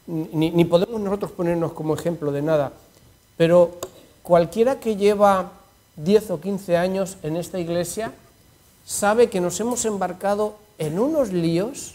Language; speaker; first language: Spanish; native; Spanish